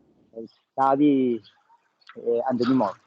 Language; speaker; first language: English; non-native, learner; Spanish